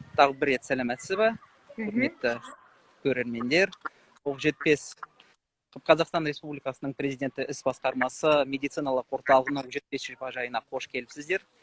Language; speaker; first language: Kazakh; non-native, local second language; Russian